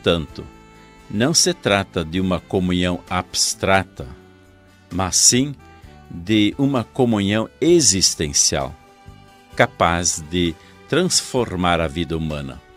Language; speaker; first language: Portuguese; native; Portuguese